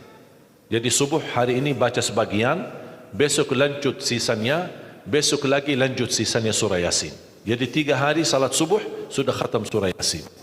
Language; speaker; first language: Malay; non-native, fluent; Arabic